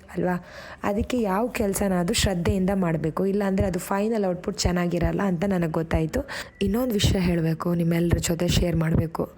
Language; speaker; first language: Kannada; native; Kannada